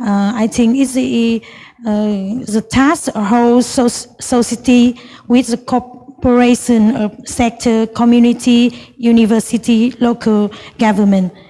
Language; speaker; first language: English; non-native, learner; Vietnamese